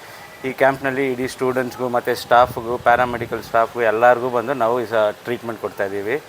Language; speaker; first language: Kannada; native; Kannada